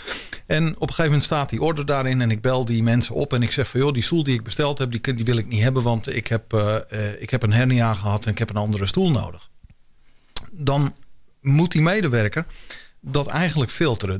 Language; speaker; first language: Dutch; native; Dutch